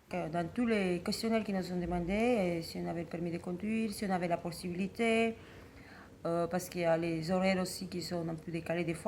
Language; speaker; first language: French; non-native, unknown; Spanish